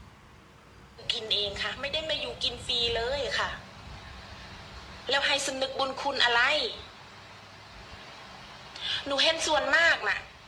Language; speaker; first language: Thai; non-native, fluent; Khmer